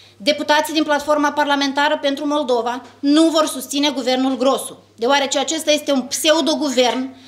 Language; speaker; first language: Romanian; native; Romanian